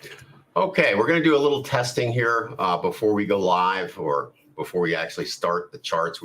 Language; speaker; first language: English; native; English